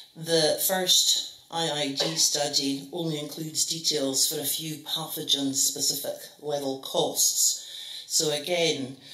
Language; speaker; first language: English; native; English